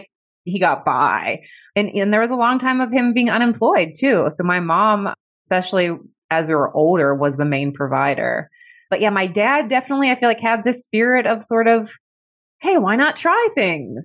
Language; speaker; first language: English; native; English